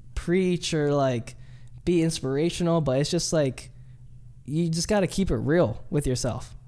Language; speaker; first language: English; native; English